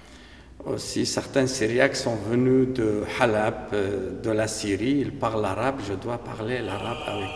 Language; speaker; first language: French; non-native, fluent; Aramaic